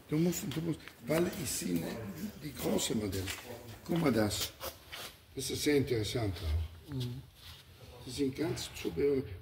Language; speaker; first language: German; non-native, learner; Italian